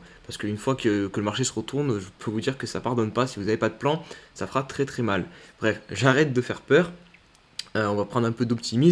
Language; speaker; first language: French; native; French